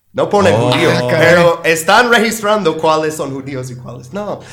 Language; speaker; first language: Spanish; non-native, fluent; English